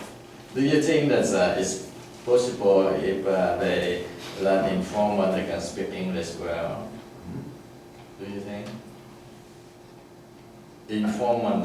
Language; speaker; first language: English; non-native, fluent; Vietnamese